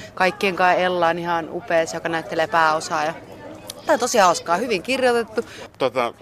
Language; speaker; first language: Finnish; native; Finnish